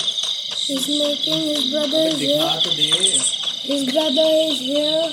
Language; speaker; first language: English; non-native, learner; Hindi